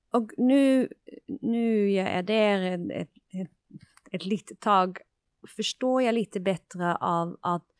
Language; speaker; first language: Swedish; non-native, fluent; Dutch